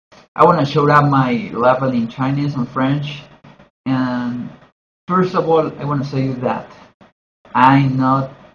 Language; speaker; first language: English; non-native, learner; Spanish